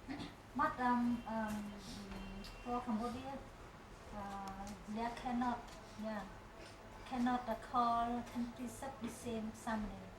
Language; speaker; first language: English; non-native, learner; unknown